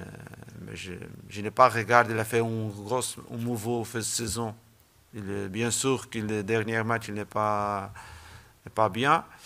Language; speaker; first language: French; non-native, learner; Portuguese